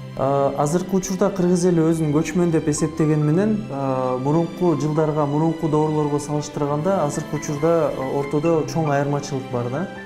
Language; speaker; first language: Kyrgyz; native; Kyrgyz